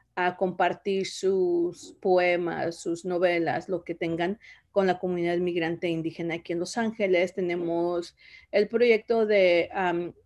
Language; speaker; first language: Spanish; early bilingual, other home language; Zapotec